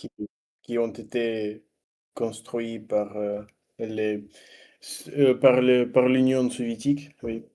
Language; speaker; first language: French; non-native, learner; Russian